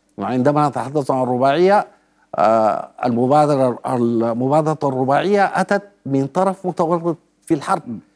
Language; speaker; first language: Arabic; native; Arabic